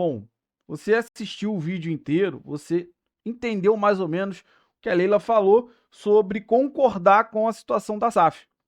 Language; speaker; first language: Portuguese; native; Portuguese